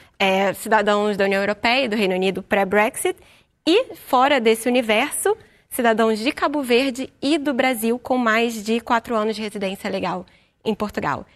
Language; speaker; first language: Portuguese; native; Portuguese